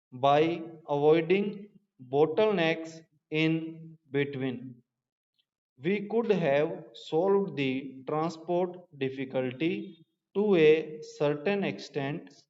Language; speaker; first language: English; non-native, local second language; Hindi